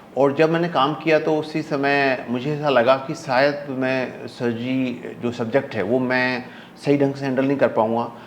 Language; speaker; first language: Hindi; native; Hindi